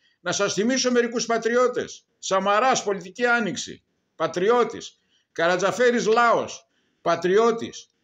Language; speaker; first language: Greek; native; Greek